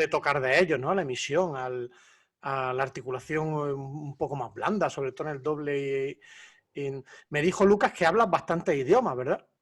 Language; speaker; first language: Spanish; native; Spanish